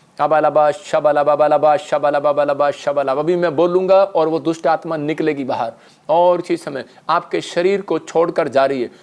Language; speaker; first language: Hindi; non-native, local second language; Punjabi